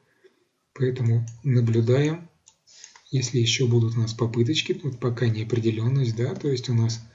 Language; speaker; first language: Russian; native; Russian